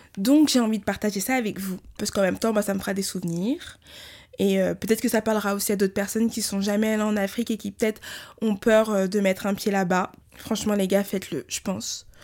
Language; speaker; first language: French; early bilingual, other home language; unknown